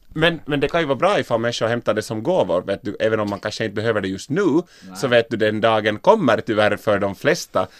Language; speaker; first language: Swedish; native; Swedish